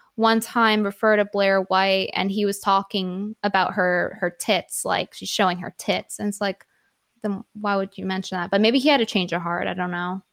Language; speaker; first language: English; native; English